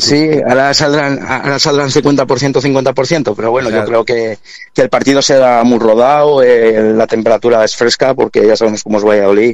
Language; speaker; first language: Spanish; native; Spanish